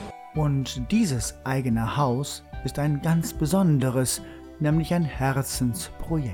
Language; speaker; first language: German; native; German